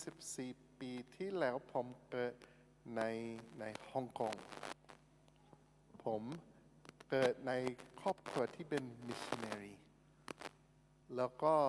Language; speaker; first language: Thai; non-native, fluent; English